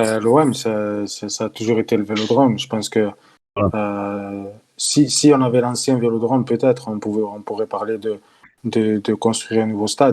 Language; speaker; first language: French; native; French